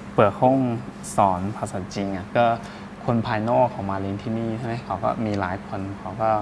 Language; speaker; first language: Thai; non-native, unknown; Chinese